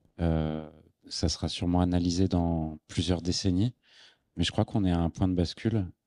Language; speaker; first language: French; native; French